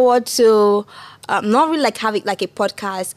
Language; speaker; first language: English; non-native, local second language; Igbo